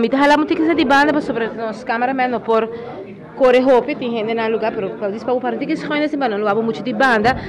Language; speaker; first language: Portuguese; non-native, learner; Papiamento